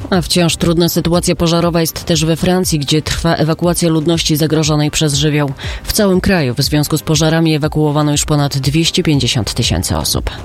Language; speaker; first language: Polish; native; Polish